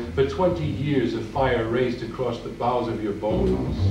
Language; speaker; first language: English; native; English